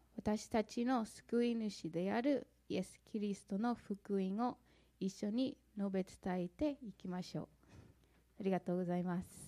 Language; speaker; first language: Japanese; non-native, fluent; English